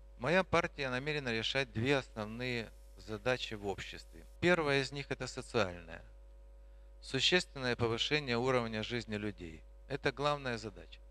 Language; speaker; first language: Russian; non-native, local second language; Georgian